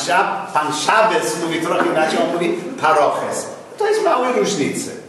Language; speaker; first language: Polish; non-native, learner; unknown